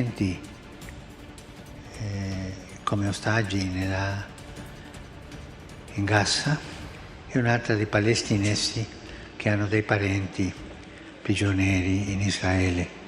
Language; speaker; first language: Italian; non-native, fluent; Spanish